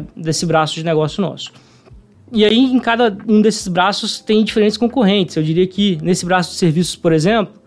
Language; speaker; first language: Portuguese; native; Portuguese